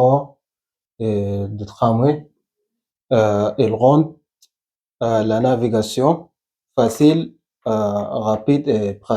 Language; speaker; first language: French; non-native, learner; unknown